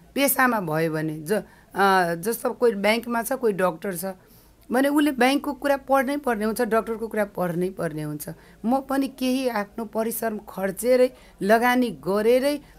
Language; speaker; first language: Nepali; non-native, local second language; Maithili